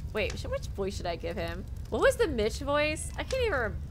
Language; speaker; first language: English; native; English